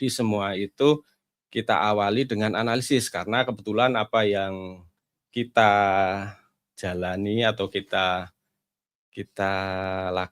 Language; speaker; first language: Indonesian; native; Indonesian